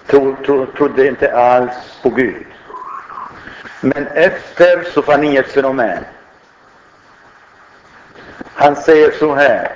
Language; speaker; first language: Swedish; non-native, fluent; Arabic